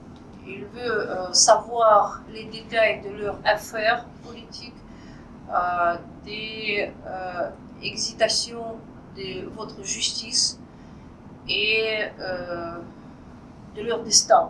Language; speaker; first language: French; non-native, fluent; Russian